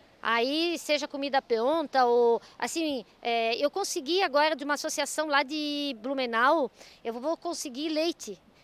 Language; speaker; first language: Portuguese; native; Portuguese